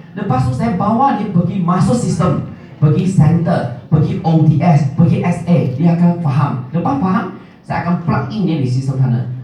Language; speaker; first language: Malay; non-native, local second language; Min Nan Chinese